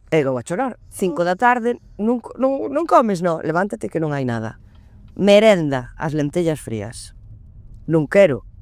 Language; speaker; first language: Galician; non-native, local second language; Spanish